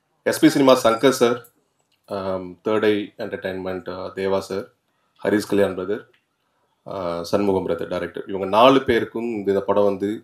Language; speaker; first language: Tamil; native; Tamil